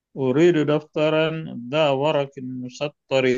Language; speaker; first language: Arabic; non-native, learner; Indonesian